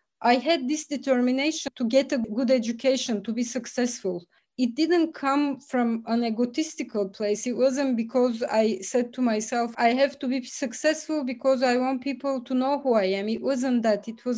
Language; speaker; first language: English; early bilingual, other home language; Bulgarian